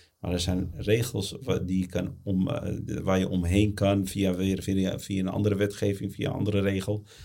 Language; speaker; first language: Dutch; early bilingual, other home language; Arabic